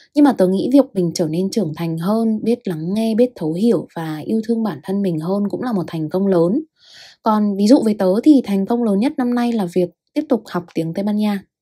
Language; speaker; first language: Vietnamese; native; Vietnamese